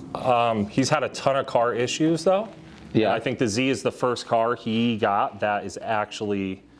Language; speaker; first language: English; native; English